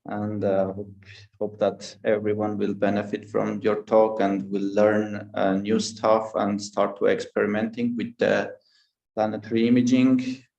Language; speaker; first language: English; non-native, fluent; Armenian